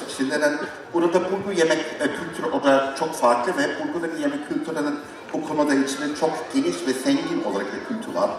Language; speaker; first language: Turkish; non-native, learner; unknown